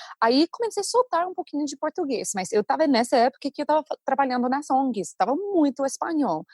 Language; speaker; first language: Portuguese; non-native, fluent; English